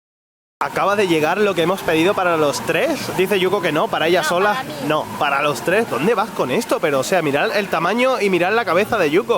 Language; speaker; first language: Spanish; native; Spanish